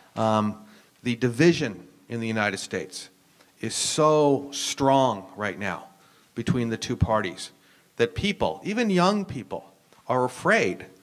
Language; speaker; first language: English; native; English